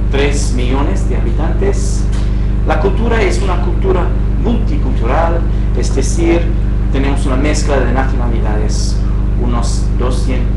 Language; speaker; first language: Spanish; non-native, fluent; English